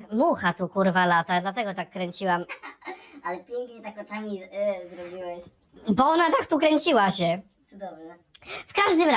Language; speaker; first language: Polish; native; Polish